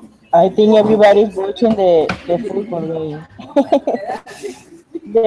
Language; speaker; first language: English; non-native, learner; Spanish